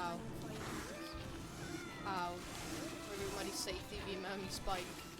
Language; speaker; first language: Welsh; non-native, local second language; English